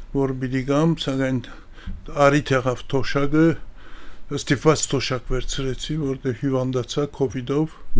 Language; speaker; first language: Armenian; early bilingual, heritage; Armenian